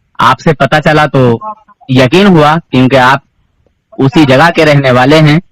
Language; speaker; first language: Urdu; native; Urdu